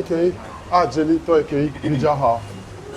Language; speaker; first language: Chinese; non-native, learner; French